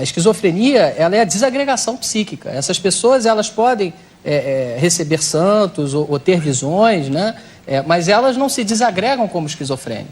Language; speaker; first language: Portuguese; native; Portuguese